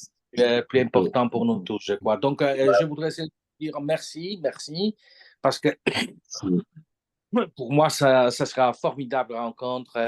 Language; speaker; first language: French; non-native, fluent; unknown